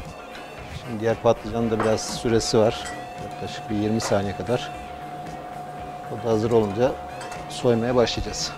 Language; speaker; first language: Turkish; native; Turkish